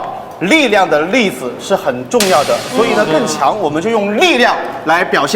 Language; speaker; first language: Chinese; native; Chinese